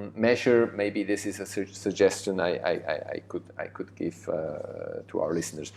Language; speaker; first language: English; non-native, fluent; German